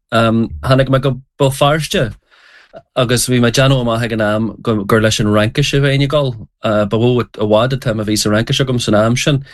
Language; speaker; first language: Irish; non-native, local second language; English